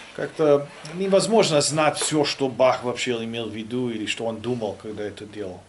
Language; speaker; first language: Russian; non-native, fluent; German